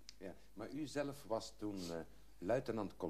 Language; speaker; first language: Dutch; native; Dutch